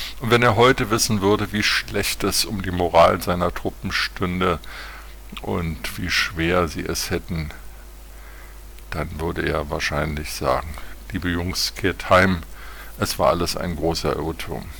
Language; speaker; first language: German; native; German